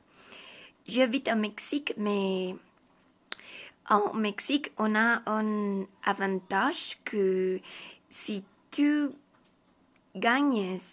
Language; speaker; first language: French; non-native, learner; Spanish